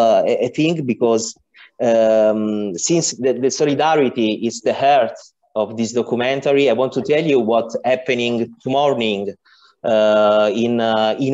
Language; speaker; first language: English; non-native, learner; Italian